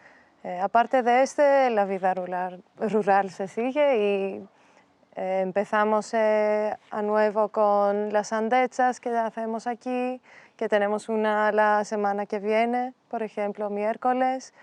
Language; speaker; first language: Spanish; non-native, fluent; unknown